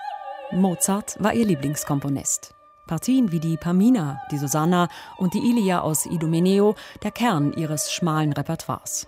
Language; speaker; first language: German; native; German